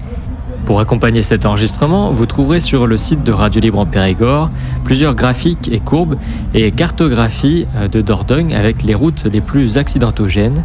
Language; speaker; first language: French; native; French